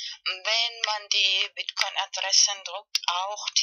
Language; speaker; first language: German; non-native, learner; Spanish